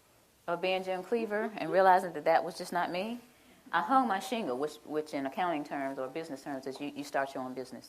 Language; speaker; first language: English; native; English